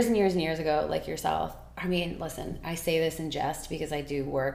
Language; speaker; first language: English; native; English